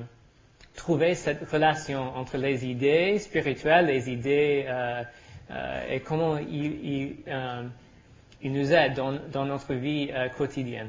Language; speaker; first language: French; non-native, learner; English